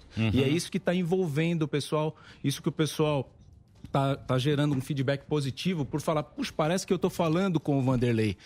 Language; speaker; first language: Portuguese; native; Portuguese